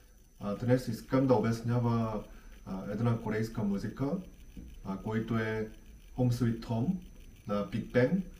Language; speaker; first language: Bulgarian; non-native, learner; Korean